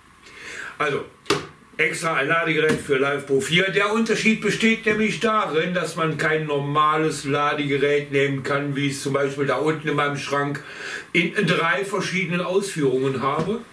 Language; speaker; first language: German; native; German